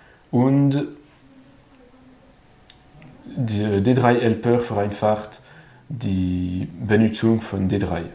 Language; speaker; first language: German; non-native, learner; French